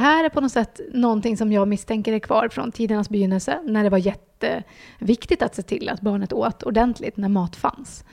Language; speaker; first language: Swedish; native; Swedish